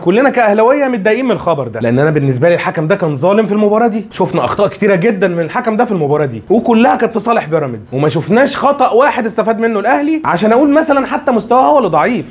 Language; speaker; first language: Arabic; native; Arabic